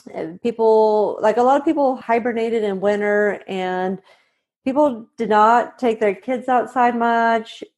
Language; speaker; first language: English; non-native, fluent; Swedish